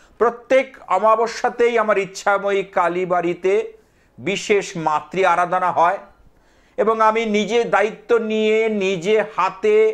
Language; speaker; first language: Bangla; native; Bangla